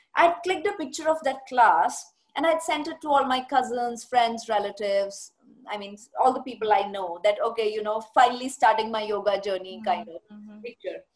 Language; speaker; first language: English; non-native, local second language; Punjabi